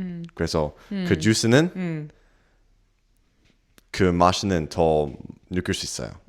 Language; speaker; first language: Korean; non-native, learner; English